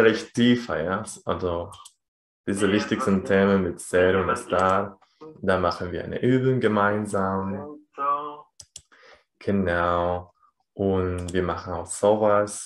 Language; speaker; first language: German; non-native, fluent; Spanish